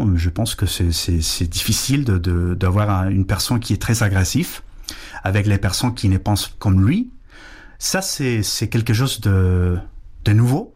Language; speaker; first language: French; non-native, fluent; Spanish